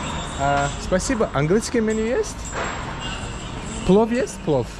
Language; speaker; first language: Russian; non-native, learner; Azerbaijani